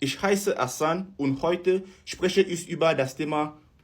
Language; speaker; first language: German; non-native, fluent; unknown